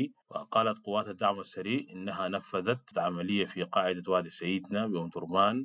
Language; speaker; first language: Arabic; native; Arabic